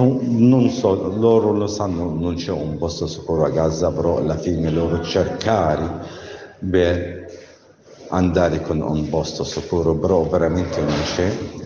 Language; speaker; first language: Italian; non-native, learner; Arabic